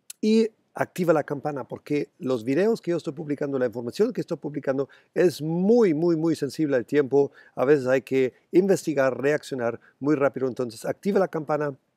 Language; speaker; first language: Spanish; non-native, fluent; German